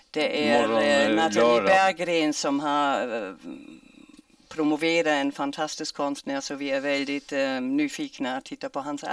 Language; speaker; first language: Swedish; non-native, fluent; German